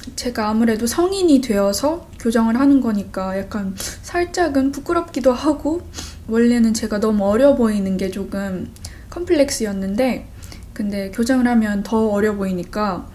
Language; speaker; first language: Korean; early bilingual, other home language; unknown